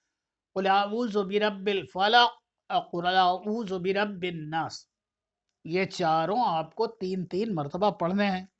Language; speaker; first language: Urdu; native; Urdu